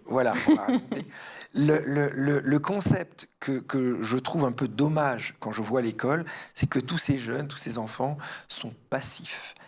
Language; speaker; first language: French; early bilingual, other home language; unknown